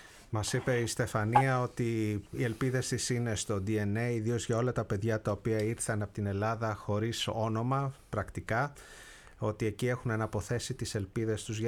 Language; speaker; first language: Greek; native; Greek